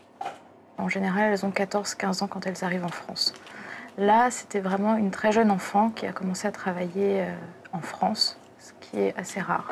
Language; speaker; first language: French; native; French